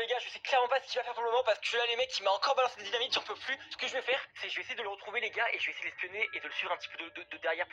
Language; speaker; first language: French; native; French